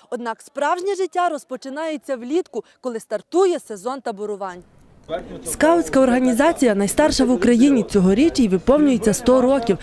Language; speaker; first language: Ukrainian; native; Ukrainian